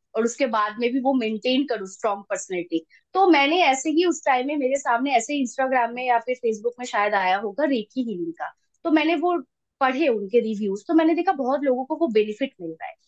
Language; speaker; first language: Hindi; non-native, local second language; Bangla